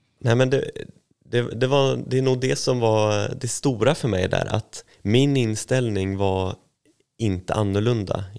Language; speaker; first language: Swedish; native; Swedish